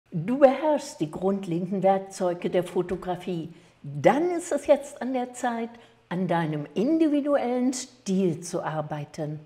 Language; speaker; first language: German; native; German